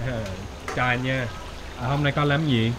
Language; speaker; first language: Vietnamese; non-native, learner; English